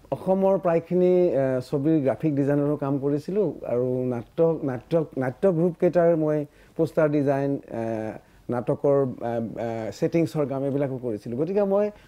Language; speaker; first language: Assamese; native; Assamese